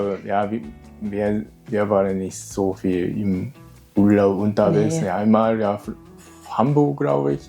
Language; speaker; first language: German; non-native, learner; Japanese